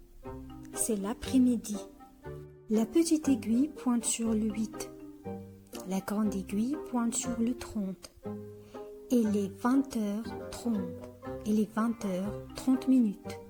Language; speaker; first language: French; non-native, local second language; Arabic